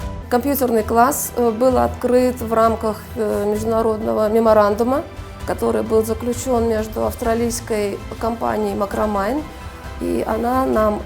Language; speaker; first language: Russian; non-native, local second language; Kyrgyz